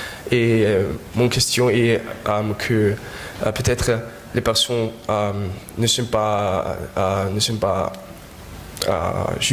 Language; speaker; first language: French; non-native, learner; German